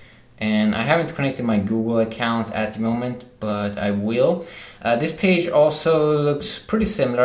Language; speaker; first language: English; non-native, fluent; Swedish